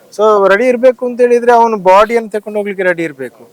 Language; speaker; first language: Kannada; native; Kannada